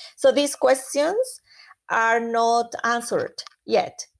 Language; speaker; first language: English; non-native, fluent; Spanish